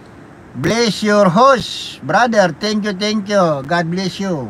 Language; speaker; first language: English; non-native, local second language; Filipino